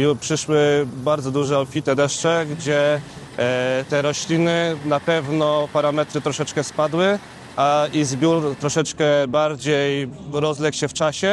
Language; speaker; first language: Polish; native; Polish